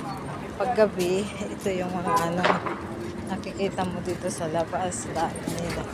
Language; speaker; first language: Filipino; native; Filipino